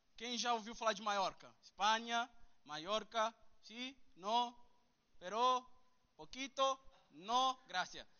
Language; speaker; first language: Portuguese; early bilingual, heritage; Portuguese